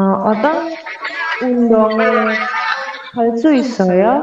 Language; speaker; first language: Korean; non-native, learner; Indonesian